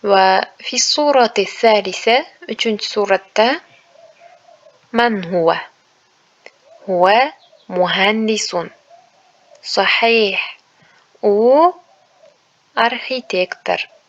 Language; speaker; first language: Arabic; non-native, fluent; Uzbek